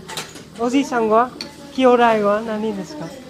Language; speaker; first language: Japanese; non-native, learner; Vietnamese